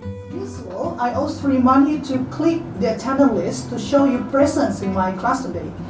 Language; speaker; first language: English; non-native, fluent; Indonesian